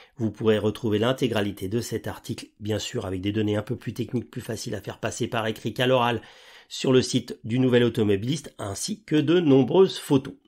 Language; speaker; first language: French; native; French